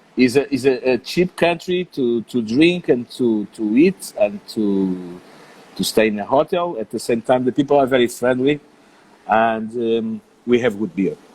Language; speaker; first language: English; non-native, learner; Portuguese